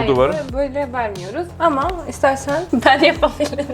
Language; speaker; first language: Turkish; non-native, learner; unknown